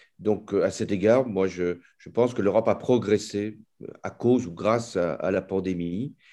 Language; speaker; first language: French; native; French